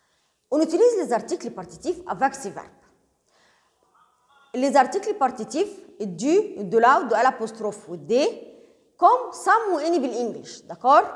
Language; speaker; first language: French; non-native, local second language; Arabic